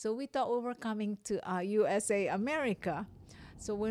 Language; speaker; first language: English; non-native, local second language; Hiligaynon